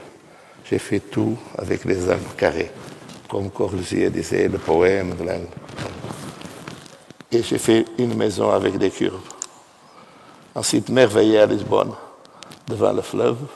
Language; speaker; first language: French; non-native, fluent; Portuguese